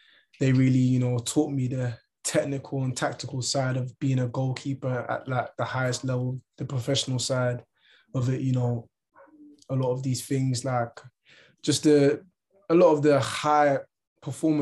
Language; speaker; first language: English; native; English